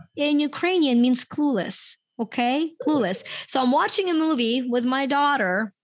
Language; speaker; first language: English; non-native, fluent; Ukrainian